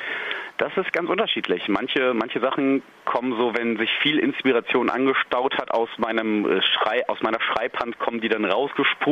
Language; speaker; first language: German; native; German